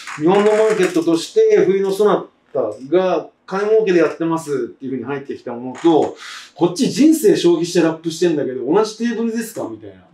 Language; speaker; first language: Japanese; native; Japanese